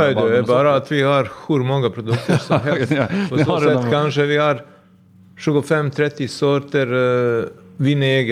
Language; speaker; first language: Swedish; non-native, fluent; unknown